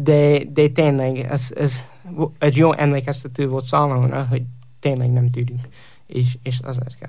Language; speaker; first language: Hungarian; non-native, fluent; English